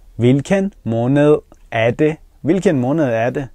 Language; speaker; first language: Danish; non-native, fluent; Persian